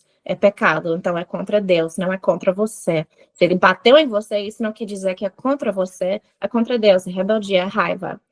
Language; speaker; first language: Portuguese; non-native, fluent; English